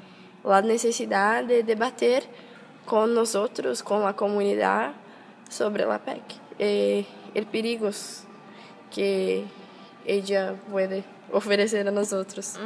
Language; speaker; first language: Spanish; non-native, fluent; Portuguese